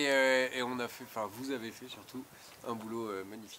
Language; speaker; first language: French; native; French